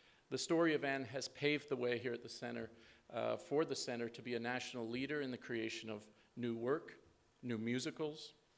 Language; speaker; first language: English; native; English